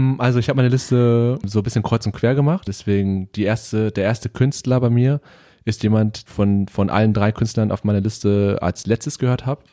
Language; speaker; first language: German; early bilingual, other home language; Vietnamese